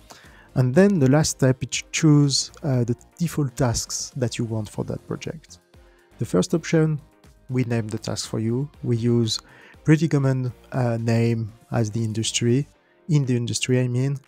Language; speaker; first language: English; non-native, fluent; French